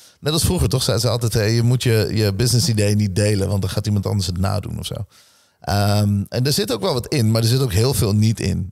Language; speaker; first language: Dutch; early bilingual, other home language; Hebrew